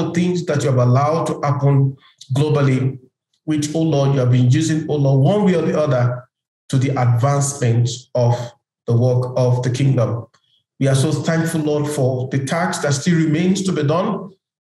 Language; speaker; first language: English; non-native, local second language; Yoruba